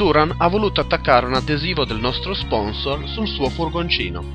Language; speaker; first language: Italian; native; Italian